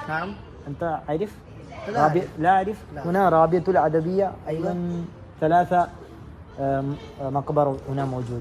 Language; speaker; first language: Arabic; non-native, learner; Malayalam